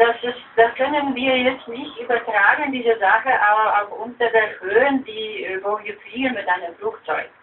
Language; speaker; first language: German; non-native, fluent; Polish